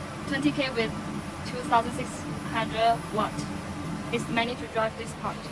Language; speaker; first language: English; non-native, learner; Chinese